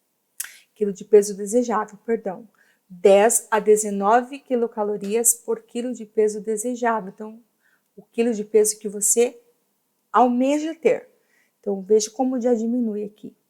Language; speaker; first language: Portuguese; native; Portuguese